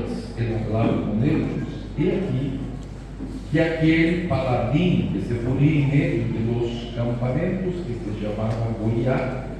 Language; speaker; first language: Spanish; non-native, fluent; Portuguese